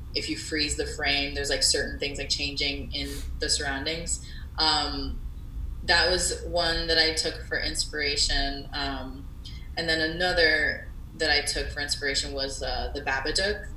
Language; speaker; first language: English; native; English